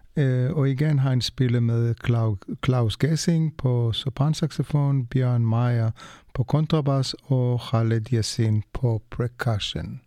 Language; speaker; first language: Danish; non-native, fluent; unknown